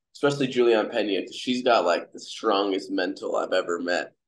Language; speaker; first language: English; native; English